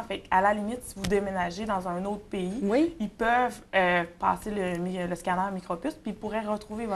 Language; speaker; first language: French; native; French